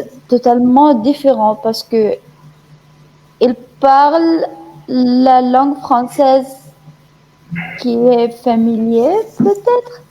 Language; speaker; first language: French; non-native, fluent; Arabic